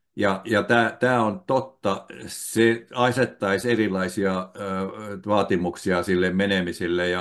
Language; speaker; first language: Finnish; native; Finnish